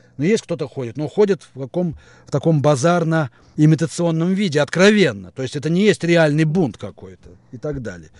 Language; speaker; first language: Russian; native; Russian